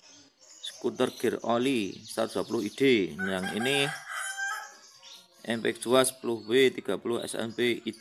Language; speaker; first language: Indonesian; native; Indonesian